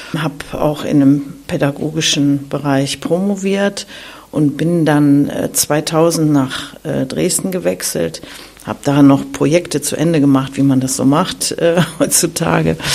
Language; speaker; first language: German; native; German